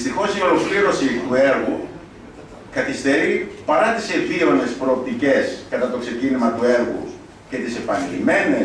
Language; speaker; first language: Greek; native; Greek